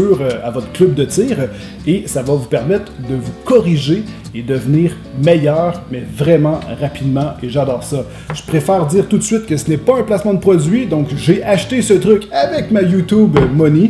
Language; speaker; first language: French; native; French